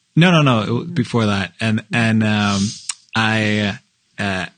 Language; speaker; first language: English; non-native, fluent; Norwegian